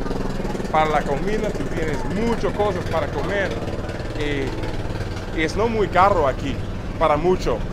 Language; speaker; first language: Spanish; non-native, learner; English